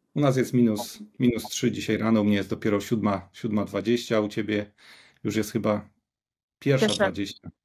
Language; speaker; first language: Polish; native; Polish